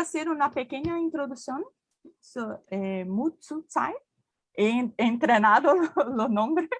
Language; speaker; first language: Spanish; non-native, learner; Portuguese